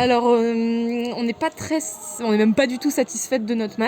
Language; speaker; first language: French; native; French